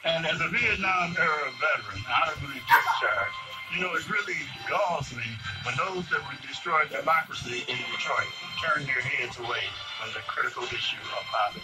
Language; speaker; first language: English; native; English